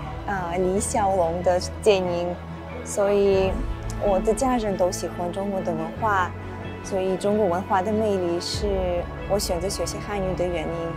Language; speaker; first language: Chinese; non-native, learner; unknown